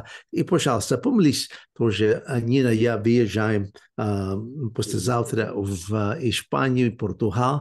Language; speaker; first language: Russian; early bilingual, heritage; English